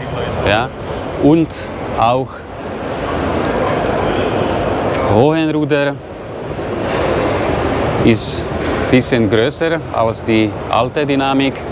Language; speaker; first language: German; non-native, learner; Slovak